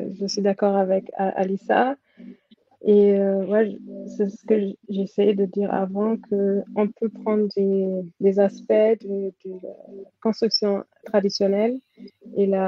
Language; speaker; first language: French; non-native, fluent; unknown